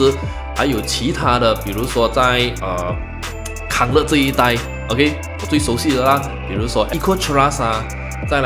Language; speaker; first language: Chinese; native; Chinese